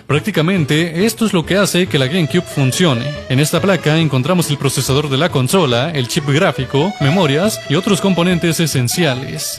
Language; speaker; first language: Spanish; native; Spanish